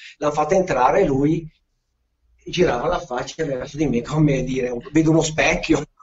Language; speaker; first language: Italian; native; Italian